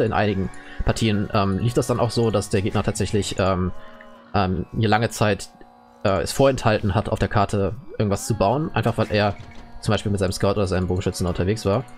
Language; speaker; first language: German; native; German